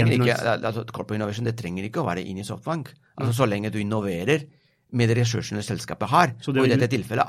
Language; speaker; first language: Norwegian; non-native, fluent; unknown